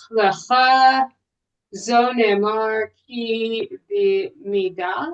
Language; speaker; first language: Hebrew; non-native, learner; English